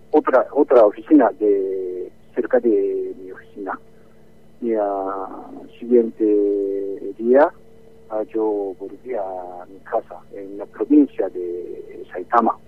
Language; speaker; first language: Spanish; non-native, learner; Japanese